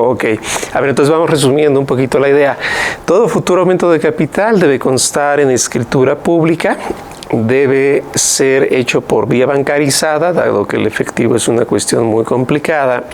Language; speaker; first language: Spanish; native; Spanish